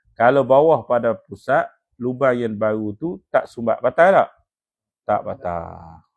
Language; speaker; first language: Malay; native; Malay